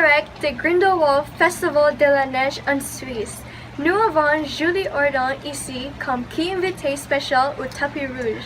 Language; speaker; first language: French; non-native, learner; English